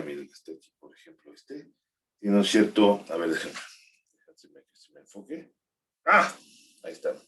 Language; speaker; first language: Spanish; native; Spanish